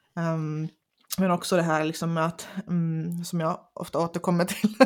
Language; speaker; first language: Swedish; non-native, local second language; Finnish